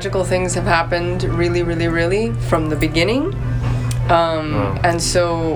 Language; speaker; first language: English; native; English